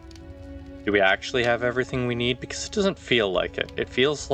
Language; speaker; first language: English; native; English